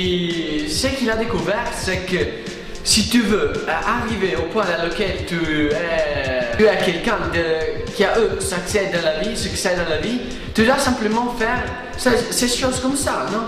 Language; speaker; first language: French; non-native, fluent; Italian